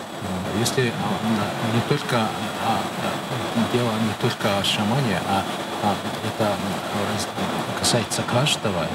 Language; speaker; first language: Russian; non-native, fluent; Mongolian